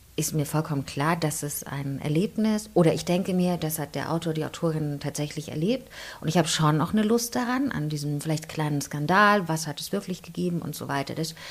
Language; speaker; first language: German; native; German